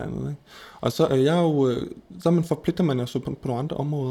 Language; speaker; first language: Danish; native; Danish